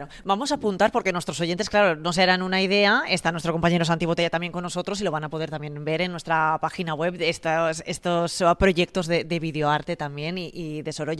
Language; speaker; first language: Spanish; native; Spanish